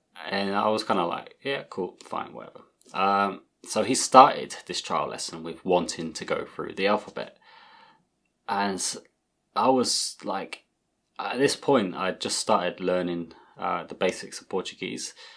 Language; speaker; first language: English; native; English